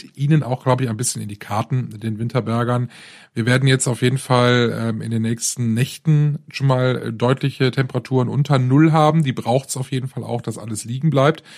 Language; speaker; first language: German; native; German